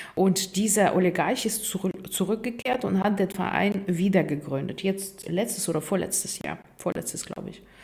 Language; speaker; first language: German; non-native, fluent; Russian